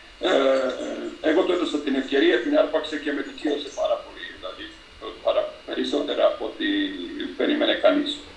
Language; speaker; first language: Greek; non-native, fluent; Serbian